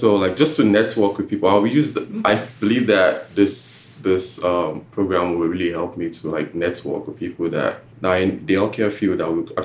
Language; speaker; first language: English; non-native, local second language; Yoruba